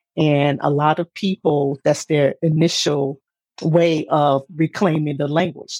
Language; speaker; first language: English; native; English